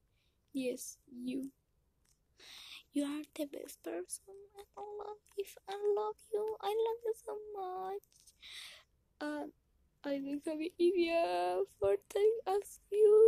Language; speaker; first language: English; non-native, learner; Spanish